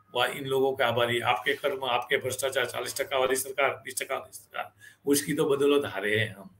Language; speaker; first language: Hindi; non-native, local second language; Gujarati